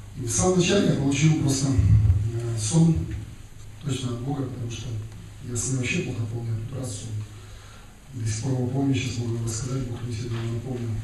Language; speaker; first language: Russian; native; Russian